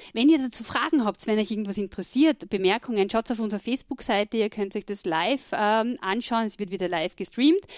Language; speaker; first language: German; native; German